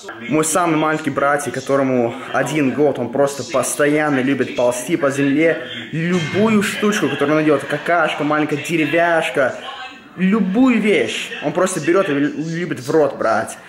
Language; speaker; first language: Russian; early bilingual, heritage; Russian